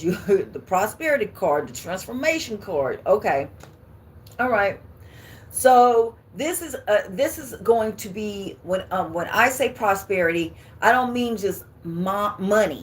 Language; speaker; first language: English; native; English